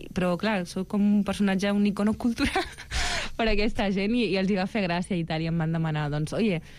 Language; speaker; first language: Catalan; early bilingual, other home language; Arabic